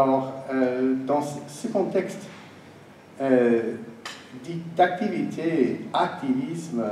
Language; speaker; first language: French; non-native, fluent; English